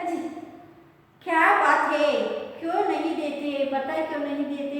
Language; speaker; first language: Hindi; non-native, local second language; Kannada